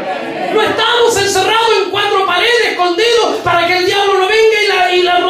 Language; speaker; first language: Spanish; native; Spanish